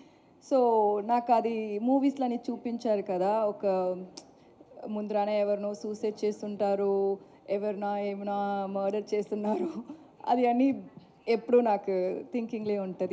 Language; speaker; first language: Telugu; non-native, learner; Tamil